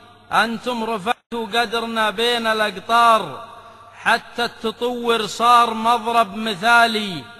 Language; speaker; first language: Arabic; native; Arabic